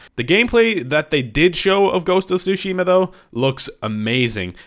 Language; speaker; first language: English; native; English